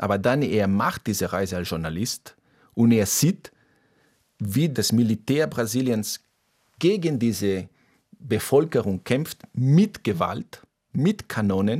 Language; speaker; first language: German; non-native, fluent; Portuguese